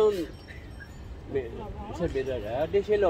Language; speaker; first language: Spanish; non-native, learner; Filipino